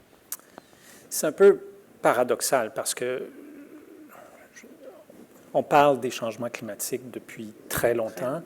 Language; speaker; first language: French; native; French